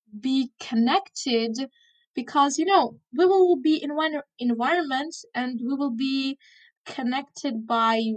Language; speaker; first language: English; non-native, fluent; Ukrainian